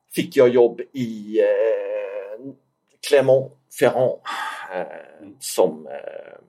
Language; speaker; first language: Swedish; native; Swedish